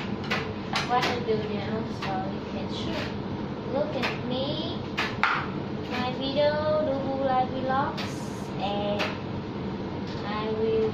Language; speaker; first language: English; non-native, learner; Vietnamese